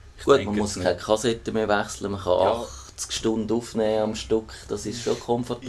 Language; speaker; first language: German; native; German